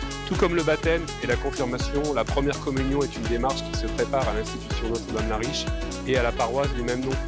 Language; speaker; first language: French; native; French